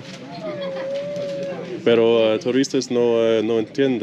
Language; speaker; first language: Spanish; non-native, learner; English